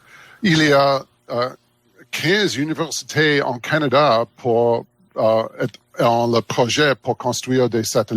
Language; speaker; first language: French; non-native, learner; English